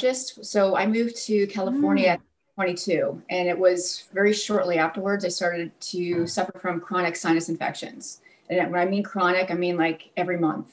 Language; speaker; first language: English; native; English